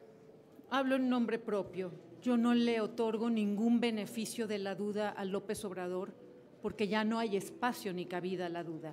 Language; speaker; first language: Spanish; native; Spanish